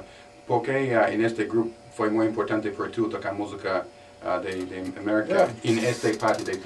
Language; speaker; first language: Spanish; non-native, learner; English